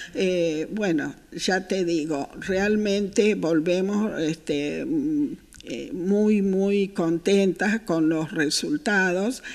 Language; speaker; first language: Spanish; native; Spanish